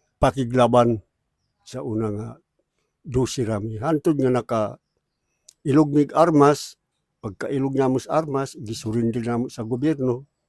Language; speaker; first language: Cebuano; non-native, local second language; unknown